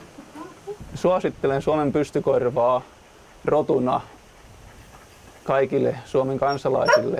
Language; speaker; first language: Finnish; native; Finnish